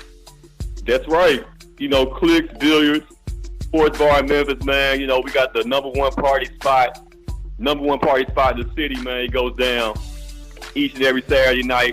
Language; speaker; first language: English; native; English